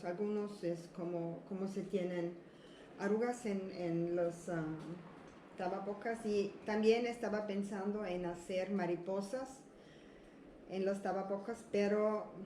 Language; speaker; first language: Spanish; non-native, learner; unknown